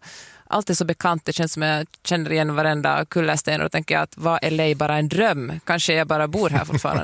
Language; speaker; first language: Swedish; native; Swedish